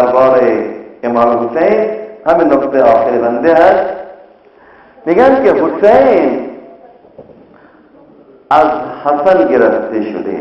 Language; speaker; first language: Persian; non-native, fluent; Urdu